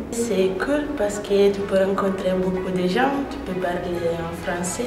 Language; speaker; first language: French; non-native, learner; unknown